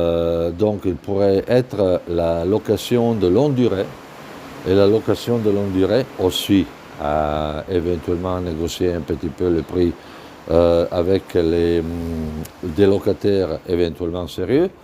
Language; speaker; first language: French; non-native, fluent; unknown